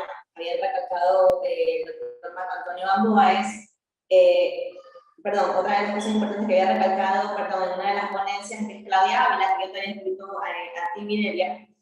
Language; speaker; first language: Spanish; native; Spanish